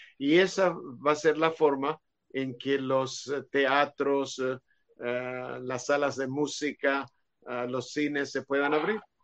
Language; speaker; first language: Spanish; non-native, fluent; Hebrew